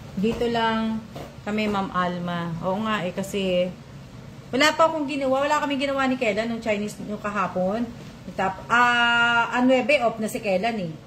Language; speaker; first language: Filipino; non-native, local second language; Cebuano